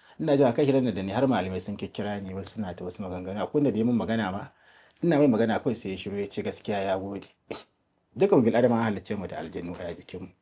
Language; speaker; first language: Hausa; native; Hausa